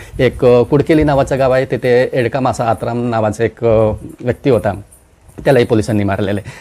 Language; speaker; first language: Marathi; non-native, local second language; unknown